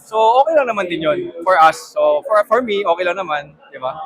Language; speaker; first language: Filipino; native; Filipino